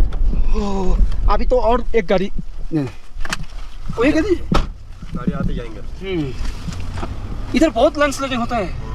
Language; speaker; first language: Hindi; non-native, learner; Bangla